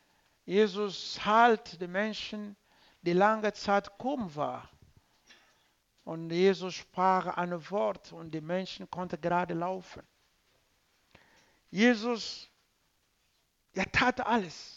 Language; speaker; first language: German; non-native, learner; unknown